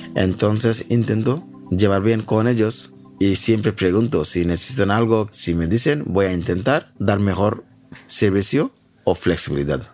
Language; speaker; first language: Spanish; non-native, learner; Bangla